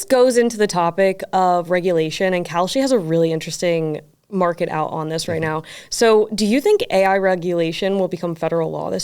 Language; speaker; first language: English; native; English